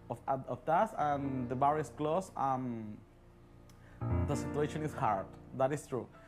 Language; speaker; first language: English; non-native, learner; Spanish